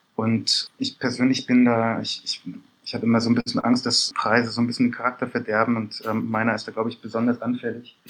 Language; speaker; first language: German; early bilingual, other home language; Persian